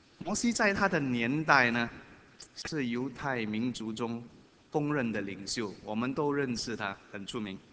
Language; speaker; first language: Chinese; native; Chinese